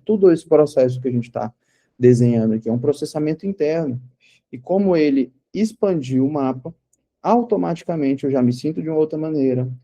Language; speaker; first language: Portuguese; native; Portuguese